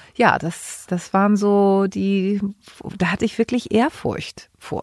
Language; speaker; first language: German; early bilingual, other home language; Greek